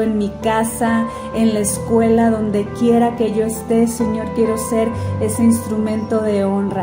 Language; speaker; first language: Spanish; native; Spanish